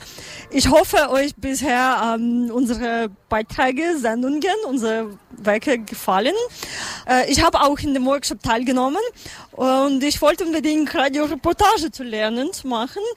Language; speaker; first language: German; non-native, learner; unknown